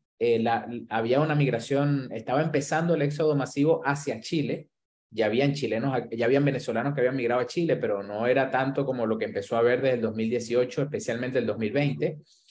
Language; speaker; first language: Spanish; native; Spanish